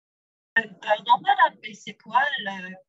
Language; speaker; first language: French; non-native, learner; German